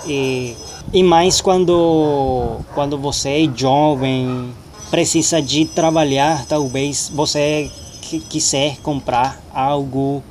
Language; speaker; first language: Portuguese; non-native, learner; Spanish